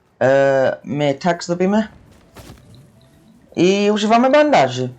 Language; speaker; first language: Polish; early bilingual, heritage; Polish